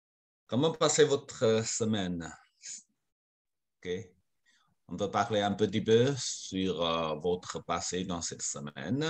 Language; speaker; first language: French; non-native, fluent; Chinese